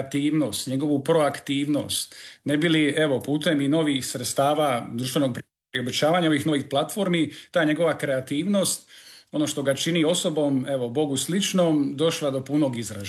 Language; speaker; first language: Serbian; native; Serbian